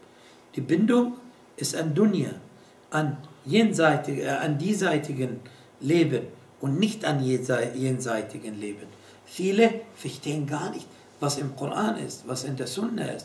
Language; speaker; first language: German; non-native, fluent; Arabic